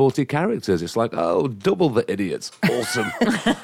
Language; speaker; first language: English; native; English